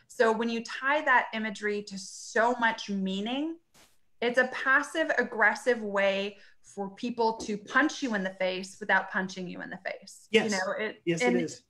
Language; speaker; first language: English; native; English